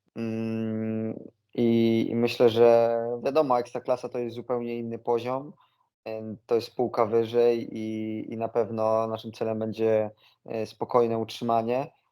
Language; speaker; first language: Polish; native; Polish